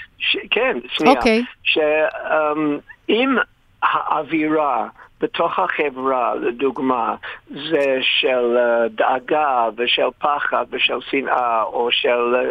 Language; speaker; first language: Hebrew; non-native, fluent; English